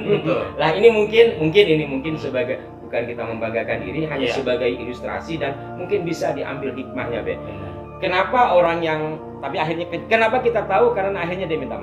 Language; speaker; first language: Indonesian; native; Indonesian